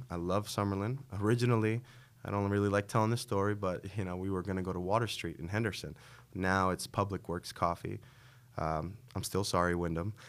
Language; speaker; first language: English; native; English